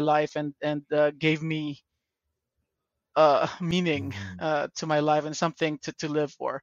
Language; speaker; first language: English; non-native, local second language; Filipino